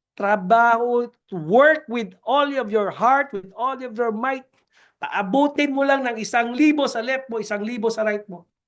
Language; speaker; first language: Filipino; non-native, local second language; Cebuano